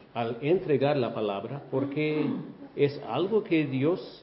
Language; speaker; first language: Spanish; non-native, fluent; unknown